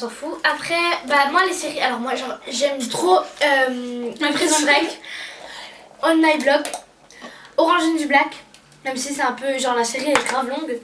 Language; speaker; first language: French; native; French